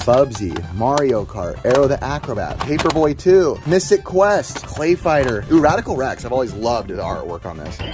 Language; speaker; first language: English; native; English